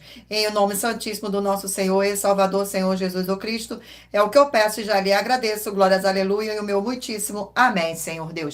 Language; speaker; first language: Portuguese; native; Portuguese